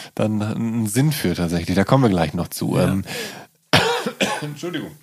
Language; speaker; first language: German; native; German